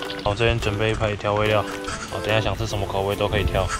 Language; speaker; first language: Chinese; native; Chinese